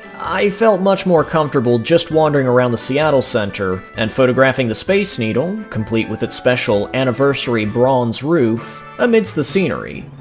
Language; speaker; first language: English; native; English